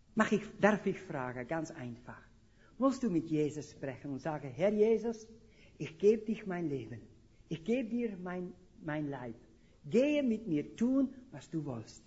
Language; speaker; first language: German; non-native, fluent; Dutch